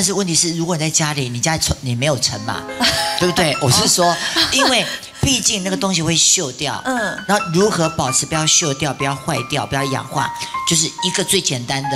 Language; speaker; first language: Chinese; native; Chinese